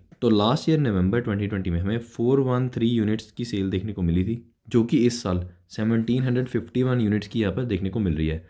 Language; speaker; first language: Hindi; native; Hindi